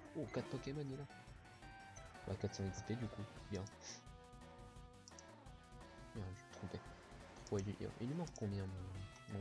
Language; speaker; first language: French; native; French